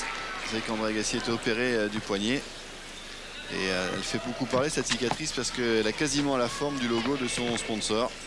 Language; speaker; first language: French; native; French